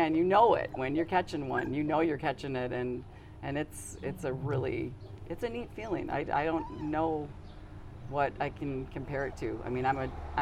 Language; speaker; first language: English; native; English